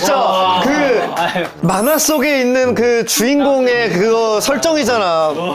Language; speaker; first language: Korean; native; Korean